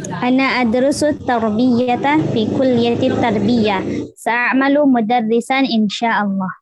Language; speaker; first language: Arabic; non-native, learner; Indonesian